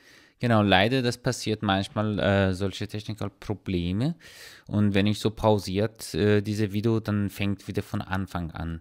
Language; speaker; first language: German; non-native, learner; Persian